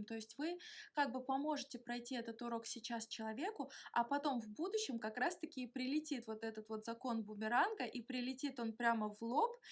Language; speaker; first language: Russian; native; Russian